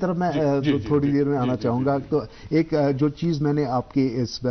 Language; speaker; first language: Hindi; non-native, local second language; Kashmiri